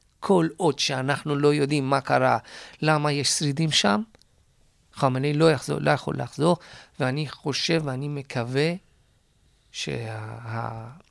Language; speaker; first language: Hebrew; non-native, fluent; Persian